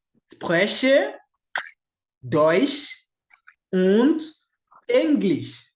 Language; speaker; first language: German; non-native, learner; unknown